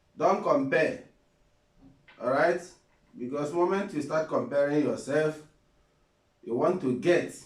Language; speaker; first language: Nigerian Pidgin; non-native, local second language; Igbo